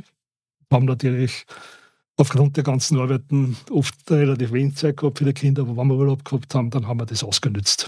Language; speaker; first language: German; native; German